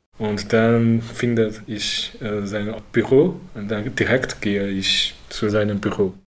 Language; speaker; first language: German; non-native, learner; Chinese